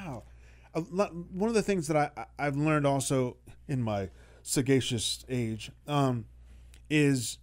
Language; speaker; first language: English; native; English